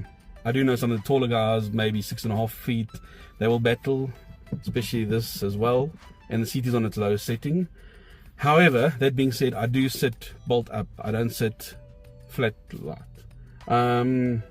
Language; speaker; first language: English; native; English